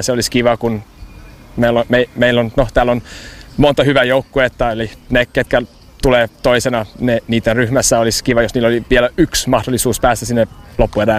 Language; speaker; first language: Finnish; early bilingual, heritage; English